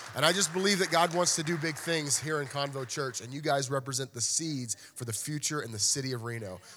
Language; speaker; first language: English; native; English